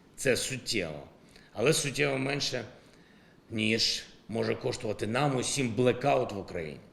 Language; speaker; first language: Ukrainian; non-native, local second language; Russian